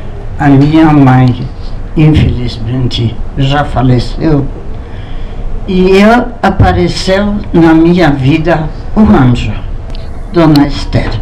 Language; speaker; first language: Portuguese; non-native, fluent; Polish